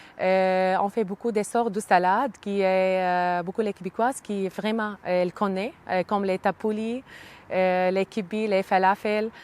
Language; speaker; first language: French; non-native, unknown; Arabic